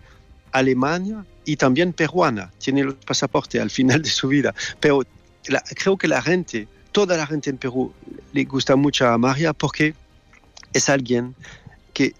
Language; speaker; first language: Spanish; non-native, fluent; French